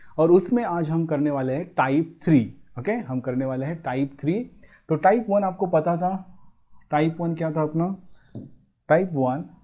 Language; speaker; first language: Hindi; non-native, local second language; Marathi